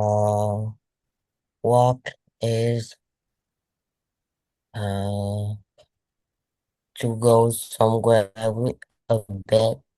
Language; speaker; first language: English; non-native, learner; Vietnamese